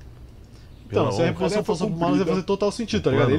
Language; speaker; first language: Portuguese; native; Portuguese